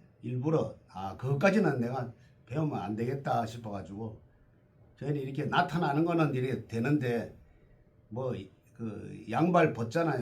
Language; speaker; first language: Korean; native; Korean